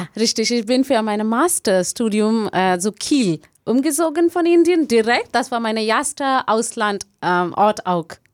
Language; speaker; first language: German; non-native, learner; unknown